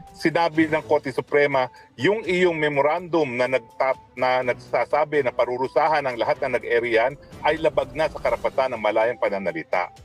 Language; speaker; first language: Filipino; native; Filipino